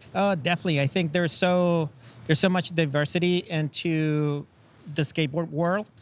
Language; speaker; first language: English; non-native, fluent; Spanish